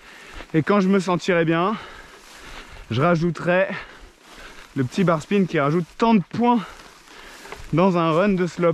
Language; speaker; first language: French; native; French